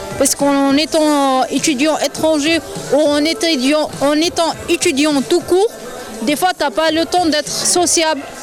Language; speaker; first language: French; non-native, local second language; Arabic